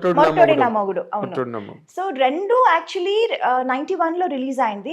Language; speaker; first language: Telugu; non-native, local second language; Tamil